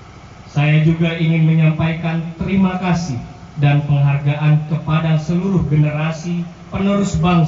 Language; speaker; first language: Indonesian; native; Indonesian